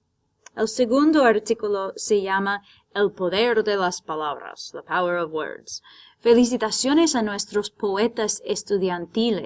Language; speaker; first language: Spanish; non-native, fluent; English